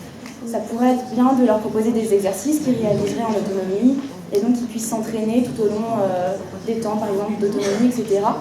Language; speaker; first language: French; native; French